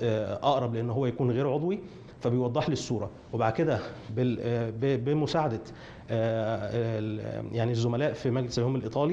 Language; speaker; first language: Arabic; native; Arabic